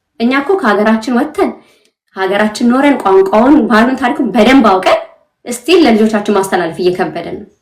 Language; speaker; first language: Amharic; native; Amharic